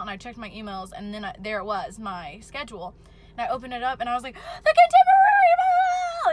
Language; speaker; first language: English; native; English